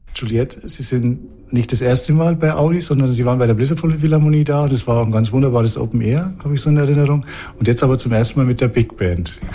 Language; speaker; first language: German; native; German